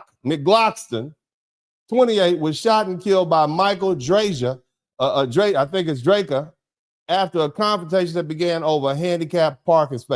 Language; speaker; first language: English; native; English